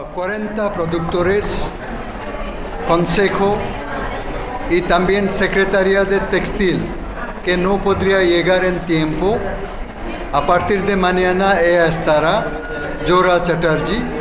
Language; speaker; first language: Spanish; non-native, learner; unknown